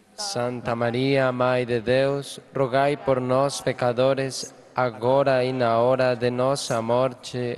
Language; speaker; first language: Portuguese; non-native, learner; Spanish